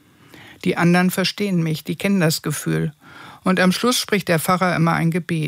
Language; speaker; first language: German; native; German